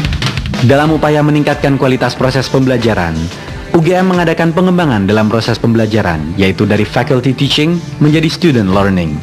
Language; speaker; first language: Indonesian; native; Indonesian